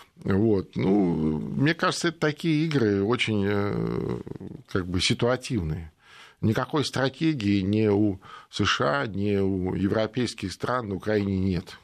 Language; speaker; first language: Russian; native; Russian